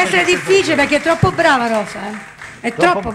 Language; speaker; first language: Italian; native; Italian